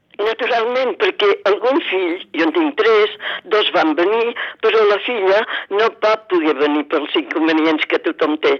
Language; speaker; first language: Catalan; native; Catalan